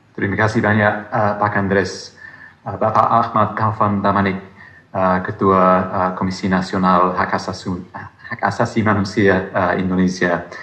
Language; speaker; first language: Indonesian; non-native, learner; English